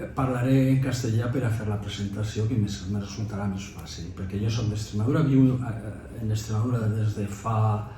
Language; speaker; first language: Catalan; non-native, local second language; Spanish